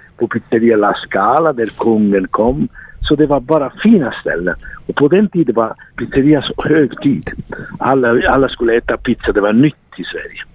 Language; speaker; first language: Swedish; non-native, fluent; Italian